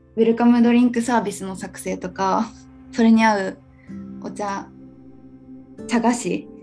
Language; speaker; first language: Japanese; native; Japanese